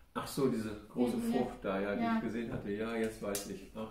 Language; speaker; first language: German; native; German